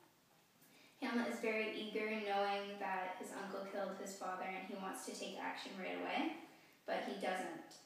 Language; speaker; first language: English; native; English